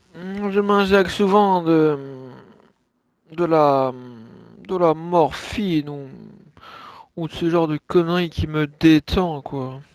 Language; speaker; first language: French; native; French